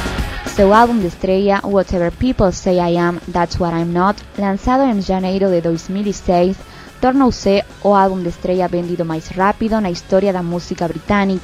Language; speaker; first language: Portuguese; non-native, learner; Spanish